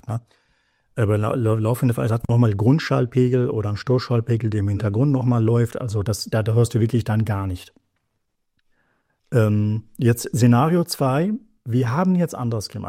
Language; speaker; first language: German; native; German